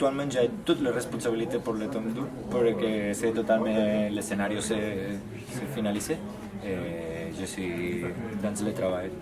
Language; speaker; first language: French; non-native, learner; Spanish